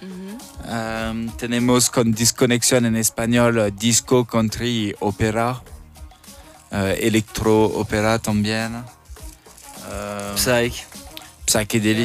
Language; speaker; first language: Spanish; non-native, learner; French